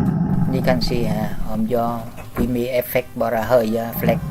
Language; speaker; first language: Swedish; non-native, learner; Vietnamese